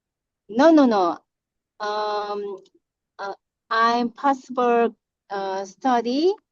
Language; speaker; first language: English; non-native, learner; Korean